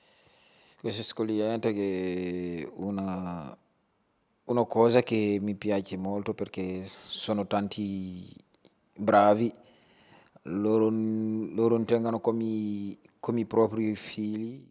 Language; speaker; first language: Italian; non-native, learner; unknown